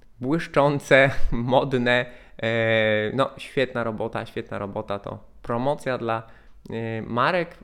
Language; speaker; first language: Polish; native; Polish